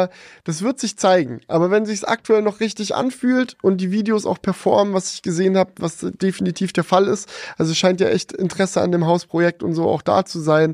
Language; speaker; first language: German; native; German